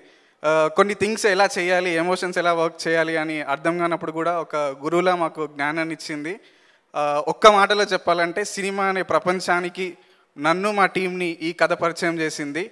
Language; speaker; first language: Telugu; native; Telugu